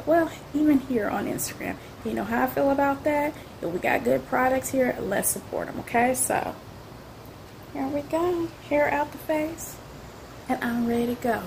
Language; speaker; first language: English; native; English